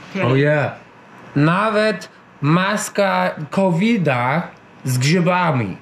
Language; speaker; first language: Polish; non-native, learner; English